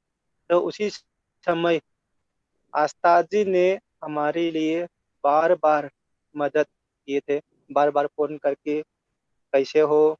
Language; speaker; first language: Hindi; non-native, local second language; Manipuri